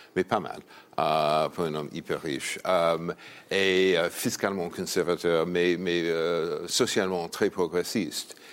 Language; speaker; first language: French; non-native, fluent; English